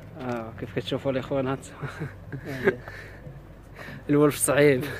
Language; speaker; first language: Arabic; native; Arabic